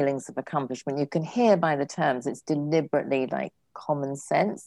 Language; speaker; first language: English; native; English